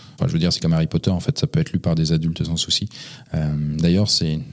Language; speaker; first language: French; native; French